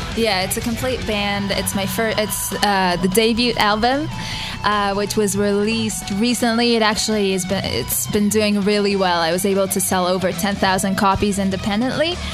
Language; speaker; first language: English; non-native, fluent; Hebrew